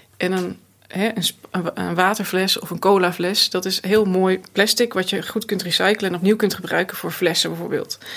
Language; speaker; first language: Dutch; native; Dutch